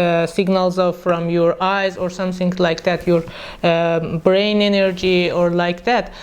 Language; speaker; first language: English; non-native, learner; Persian